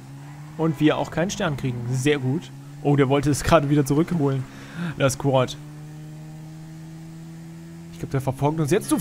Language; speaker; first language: German; native; German